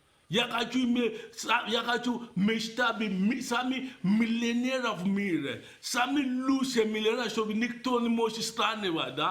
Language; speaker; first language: Russian; non-native, fluent; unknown